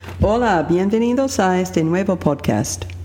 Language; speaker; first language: Spanish; non-native, fluent; English